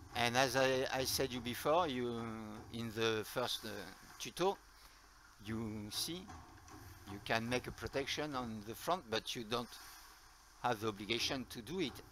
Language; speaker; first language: English; non-native, learner; French